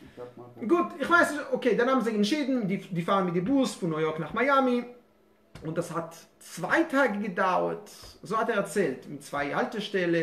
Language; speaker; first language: German; non-native, fluent; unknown